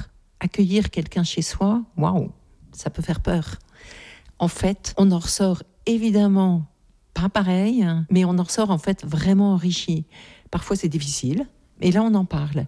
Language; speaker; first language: French; native; French